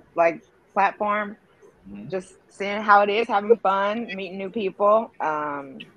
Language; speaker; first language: English; native; English